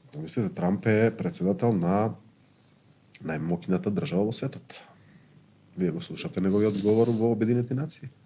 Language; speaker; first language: Macedonian; non-native, local second language; Bosnian